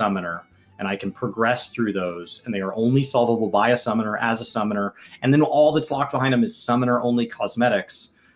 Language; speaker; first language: English; native; English